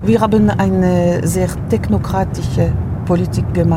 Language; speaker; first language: German; non-native, local second language; French